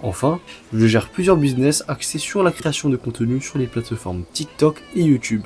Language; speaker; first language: French; early bilingual, other home language; Chinese